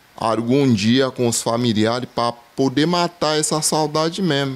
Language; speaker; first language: Portuguese; non-native, fluent; Haitian Creole